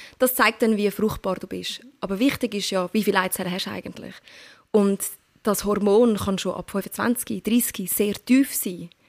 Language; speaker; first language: German; early bilingual, other home language; Turkish